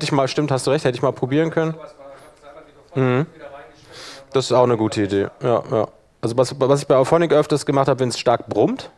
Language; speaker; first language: German; native; German